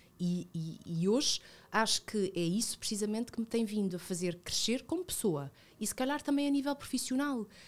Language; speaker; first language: Portuguese; early bilingual, other home language; Spanish